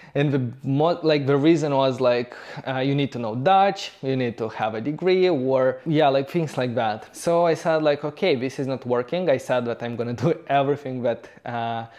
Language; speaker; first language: English; non-native, fluent; Romanian